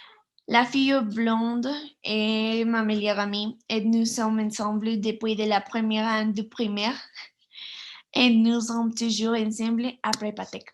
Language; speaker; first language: French; non-native, learner; Spanish